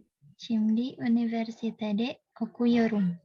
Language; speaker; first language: Turkish; non-native, learner; Indonesian